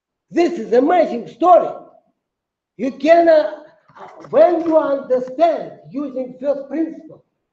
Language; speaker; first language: English; non-native, fluent; Russian